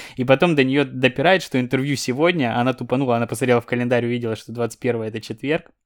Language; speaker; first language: Russian; native; Russian